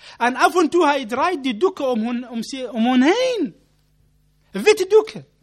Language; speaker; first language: Dutch; non-native, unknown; Arabic